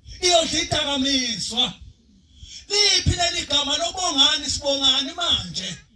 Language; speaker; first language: Zulu; native; Zulu